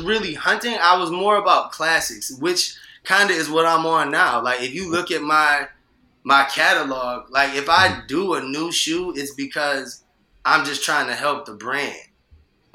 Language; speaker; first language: English; native; English